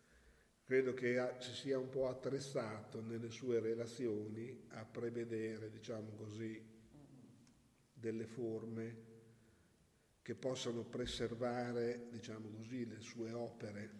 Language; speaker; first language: Italian; native; Italian